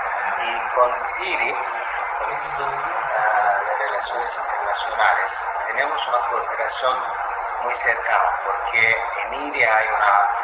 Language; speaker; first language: Spanish; non-native, fluent; Azerbaijani